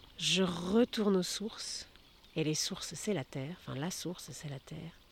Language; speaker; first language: French; native; French